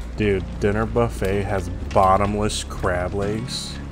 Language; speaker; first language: English; native; English